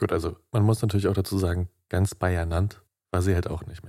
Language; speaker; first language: German; native; German